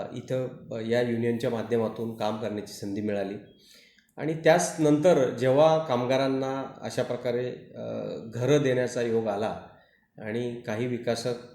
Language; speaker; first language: Marathi; native; Marathi